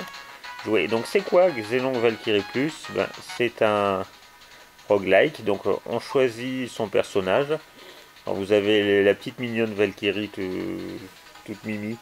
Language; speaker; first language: French; native; French